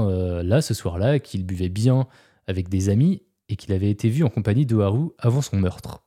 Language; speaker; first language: French; native; French